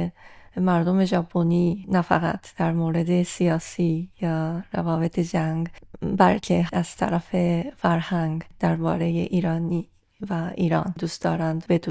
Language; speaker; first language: Persian; non-native, fluent; Japanese